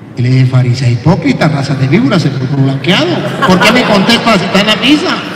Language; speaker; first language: Spanish; native; Spanish